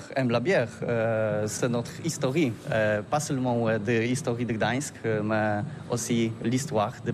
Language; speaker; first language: French; non-native, learner; Polish